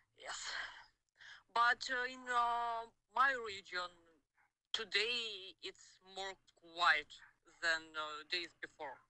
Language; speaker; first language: English; non-native, learner; Ukrainian